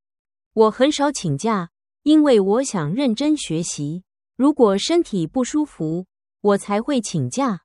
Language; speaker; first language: Chinese; non-native, learner; Vietnamese